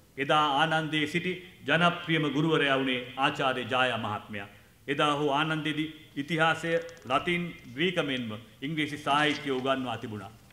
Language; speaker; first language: Sinhala; non-native, local second language; Tamil